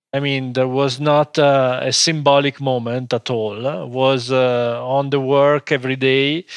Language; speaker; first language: English; non-native, fluent; Italian